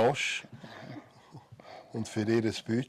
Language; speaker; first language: German; native; German